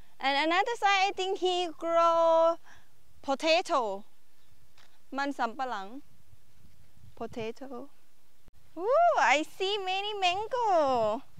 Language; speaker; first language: English; non-native, learner; Thai